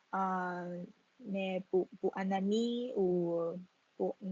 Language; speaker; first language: French; non-native, fluent; Vietnamese